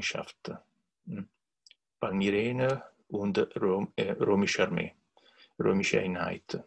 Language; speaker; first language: German; non-native, learner; Italian